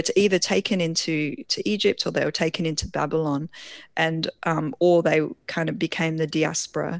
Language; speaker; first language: English; native; English